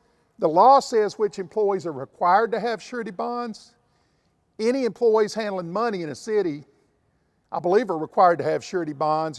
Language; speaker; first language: English; native; English